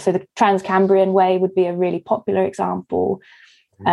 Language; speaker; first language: English; native; English